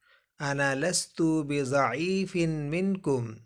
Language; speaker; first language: Arabic; non-native, fluent; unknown